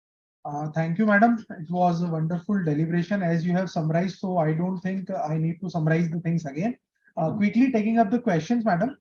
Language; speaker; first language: English; non-native, local second language; Hindi